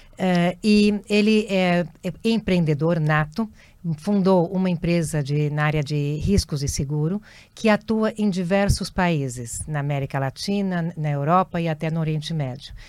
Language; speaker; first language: Portuguese; native; Portuguese